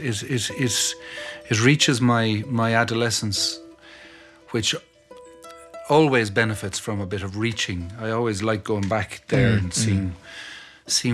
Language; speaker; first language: English; non-native, local second language; Irish